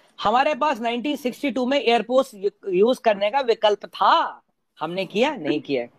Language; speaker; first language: Hindi; native; Hindi